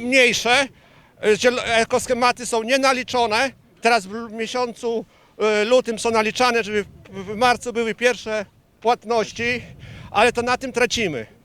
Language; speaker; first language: Polish; native; Polish